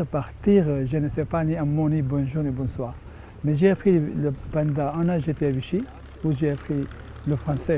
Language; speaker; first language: French; non-native, fluent; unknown